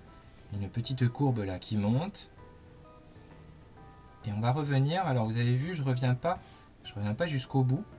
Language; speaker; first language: French; native; French